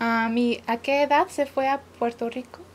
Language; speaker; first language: Spanish; early bilingual, other home language; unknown